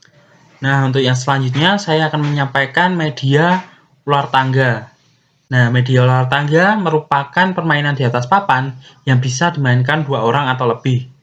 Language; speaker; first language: Indonesian; native; Indonesian